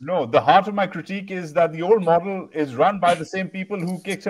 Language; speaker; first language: English; non-native, local second language; Urdu